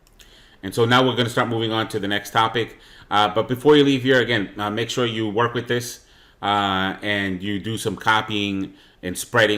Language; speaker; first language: English; native; English